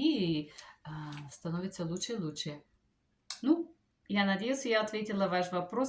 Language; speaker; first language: Russian; non-native, fluent; Bulgarian